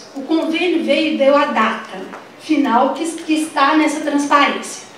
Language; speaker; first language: Portuguese; native; Portuguese